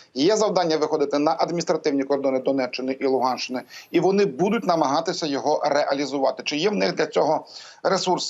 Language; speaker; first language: Ukrainian; native; Ukrainian